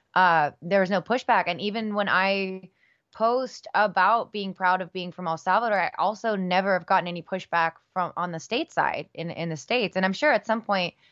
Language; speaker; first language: English; early bilingual, other home language; Spanish